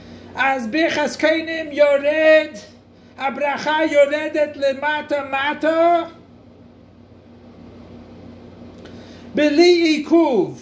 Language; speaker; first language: Hebrew; non-native, fluent; English